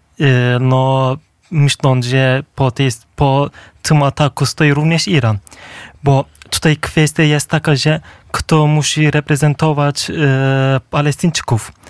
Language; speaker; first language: Polish; non-native, fluent; Turkish